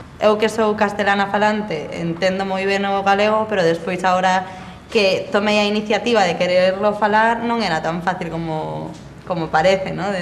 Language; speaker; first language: Galician; non-native, local second language; Spanish